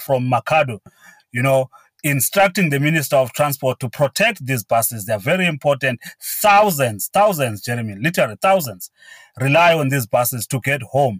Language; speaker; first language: English; non-native, local second language; Xhosa